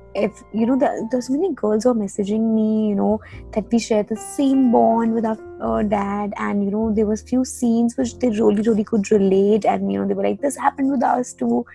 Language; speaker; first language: English; non-native, local second language; Punjabi